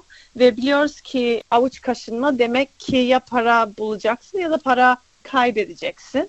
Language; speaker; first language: Turkish; early bilingual, other home language; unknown